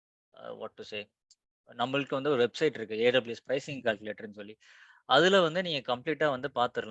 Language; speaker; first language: Tamil; native; Tamil